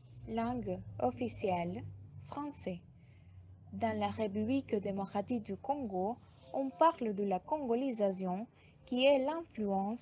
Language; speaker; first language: French; non-native, learner; Spanish